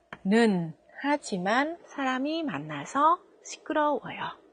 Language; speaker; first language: Korean; non-native, fluent; Vietnamese